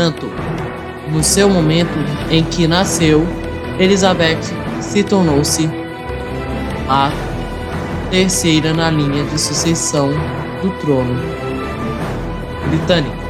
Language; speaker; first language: Portuguese; native; Portuguese